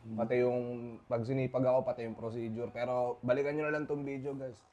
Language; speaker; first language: Filipino; native; Filipino